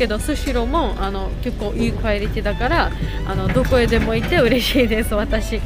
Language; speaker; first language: Japanese; non-native, learner; Georgian